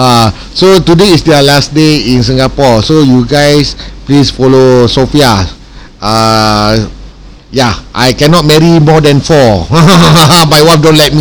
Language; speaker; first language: English; non-native, local second language; Malay